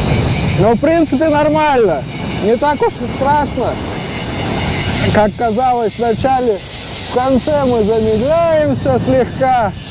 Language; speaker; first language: Russian; native; Russian